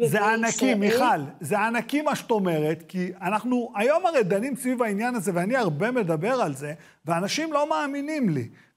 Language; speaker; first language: Hebrew; native; Hebrew